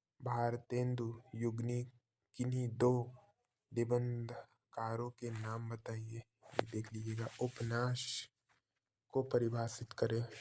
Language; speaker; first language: Hindi; native; Hindi